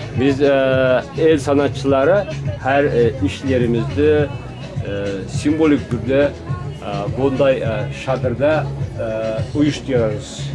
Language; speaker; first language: Turkish; non-native, learner; Hungarian